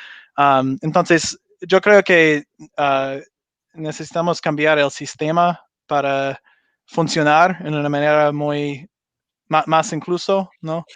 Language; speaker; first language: Spanish; non-native, learner; English